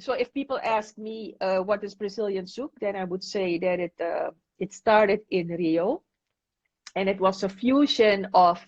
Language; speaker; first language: English; non-native, fluent; Dutch